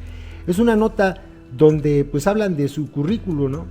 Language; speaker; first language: Spanish; native; Spanish